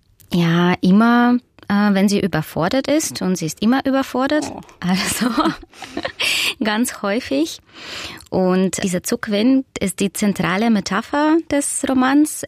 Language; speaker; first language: German; non-native, fluent; Russian